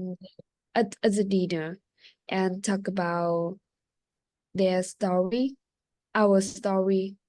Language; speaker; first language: English; non-native, learner; Vietnamese